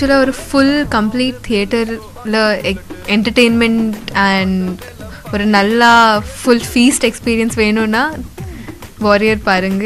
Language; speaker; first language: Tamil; non-native, learner; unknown